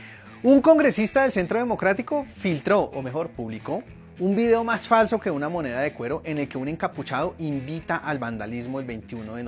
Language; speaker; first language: Spanish; native; Spanish